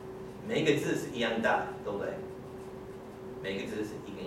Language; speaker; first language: Chinese; non-native, fluent; English